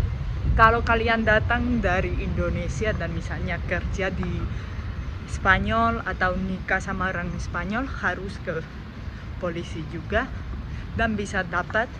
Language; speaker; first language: Indonesian; non-native, fluent; Spanish